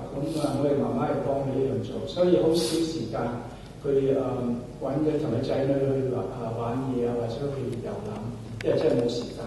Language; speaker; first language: Cantonese; early bilingual, heritage; Cantonese